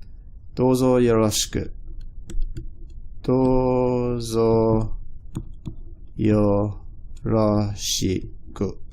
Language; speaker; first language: Japanese; non-native, fluent; English